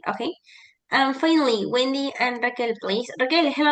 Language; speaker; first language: English; non-native, fluent; Spanish